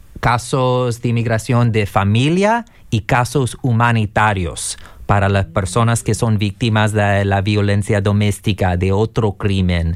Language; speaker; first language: Spanish; non-native, learner; English